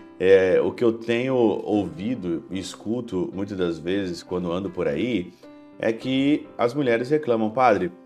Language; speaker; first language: Portuguese; native; Portuguese